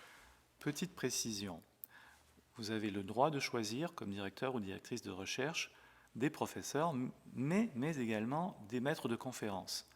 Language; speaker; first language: French; native; French